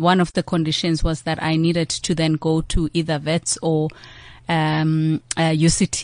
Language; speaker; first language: English; non-native, local second language; Xhosa